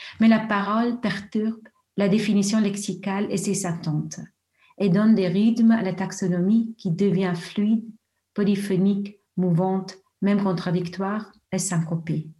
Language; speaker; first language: French; non-native, local second language; German